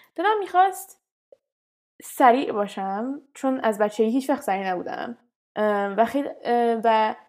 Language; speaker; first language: Persian; native; Persian